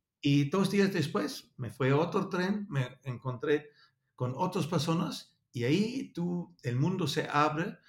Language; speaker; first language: Spanish; non-native, learner; Danish